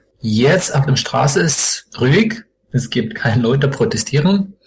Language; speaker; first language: German; non-native, learner; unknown